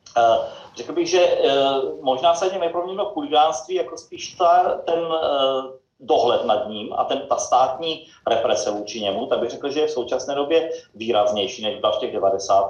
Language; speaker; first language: Czech; native; Czech